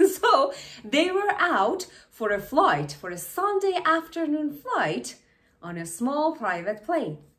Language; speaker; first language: English; non-native, fluent; Persian